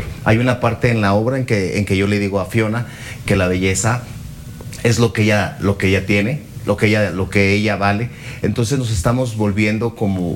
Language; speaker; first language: Spanish; native; Spanish